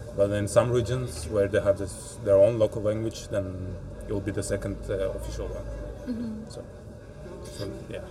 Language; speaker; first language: English; non-native, fluent; Russian